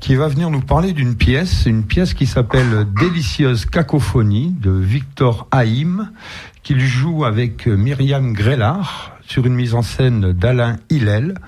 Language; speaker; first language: French; native; French